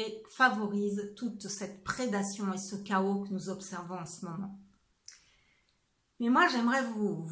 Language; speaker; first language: French; native; French